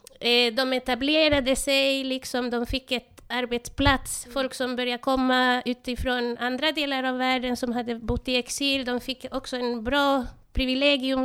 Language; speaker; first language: Swedish; non-native, fluent; Spanish